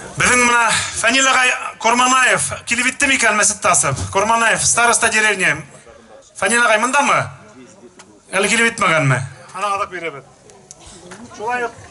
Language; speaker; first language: Tatar; non-native, local second language; Bashkir